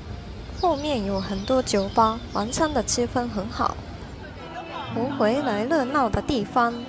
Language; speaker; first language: Chinese; non-native, learner; Japanese